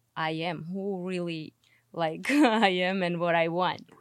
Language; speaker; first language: English; non-native, fluent; Armenian